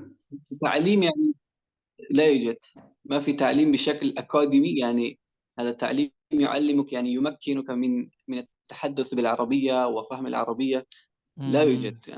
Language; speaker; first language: Arabic; non-native, fluent; Persian